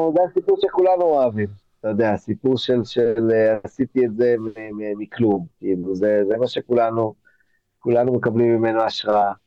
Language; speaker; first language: Hebrew; native; Hebrew